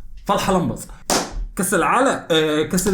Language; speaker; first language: Arabic; native; Arabic